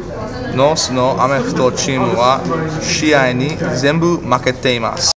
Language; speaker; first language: Japanese; non-native, learner; English